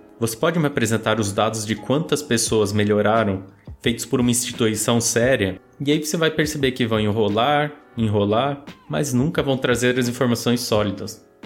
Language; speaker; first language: Portuguese; native; Portuguese